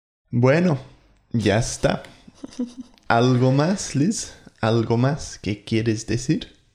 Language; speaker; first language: Spanish; non-native, fluent; English